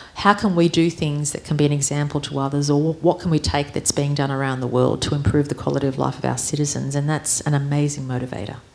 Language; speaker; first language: English; early bilingual, other home language; Armenian